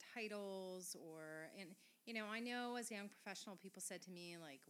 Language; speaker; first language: English; non-native, fluent; French